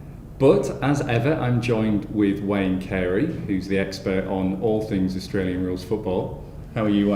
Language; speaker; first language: English; native; English